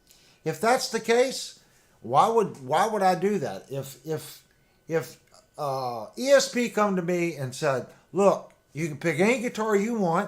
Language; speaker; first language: English; native; English